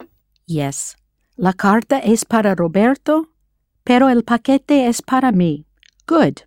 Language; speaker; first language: Spanish; non-native, fluent; English